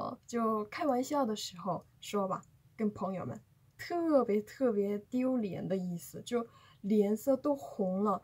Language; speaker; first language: Chinese; non-native, fluent; Korean